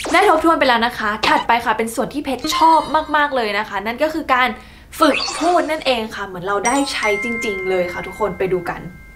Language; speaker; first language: Thai; native; Thai